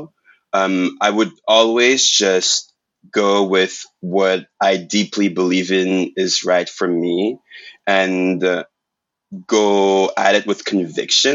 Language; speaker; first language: English; non-native, fluent; French